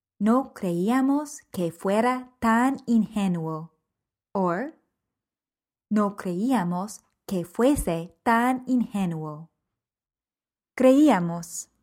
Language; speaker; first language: Spanish; non-native, fluent; English